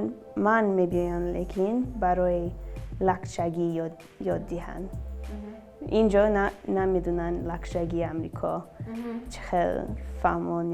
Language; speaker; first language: Persian; early bilingual, other home language; English